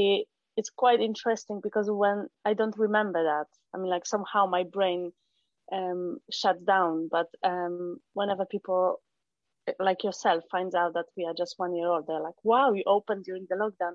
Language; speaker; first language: English; non-native, fluent; Polish